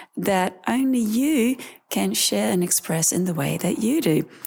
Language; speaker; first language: English; early bilingual, other home language; Dutch